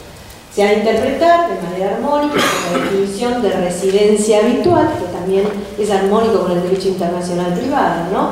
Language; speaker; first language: Spanish; native; Spanish